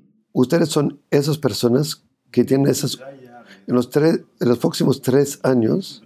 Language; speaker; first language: Spanish; non-native, fluent; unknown